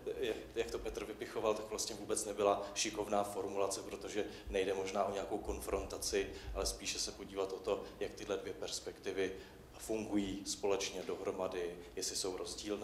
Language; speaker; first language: Czech; native; Czech